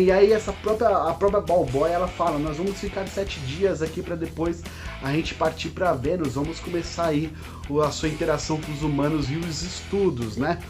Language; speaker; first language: Portuguese; native; Portuguese